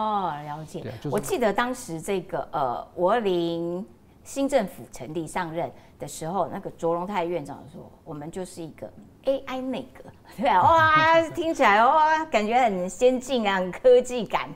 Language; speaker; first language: Chinese; native; Chinese